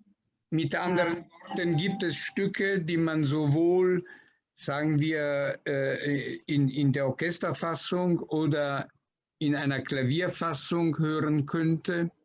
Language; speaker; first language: German; non-native, fluent; Italian